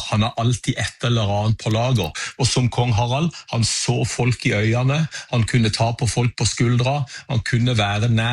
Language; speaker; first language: Norwegian; native; Norwegian